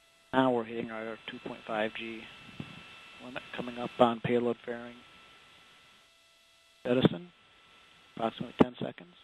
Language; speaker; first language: English; native; English